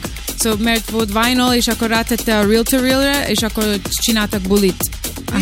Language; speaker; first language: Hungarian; early bilingual, heritage; English